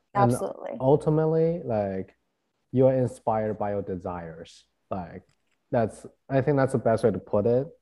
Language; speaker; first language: English; non-native, fluent; Chinese